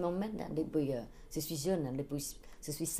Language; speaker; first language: French; non-native, learner; Khmer